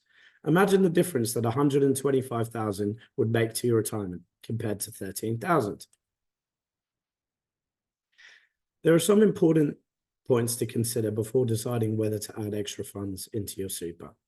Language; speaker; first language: English; native; English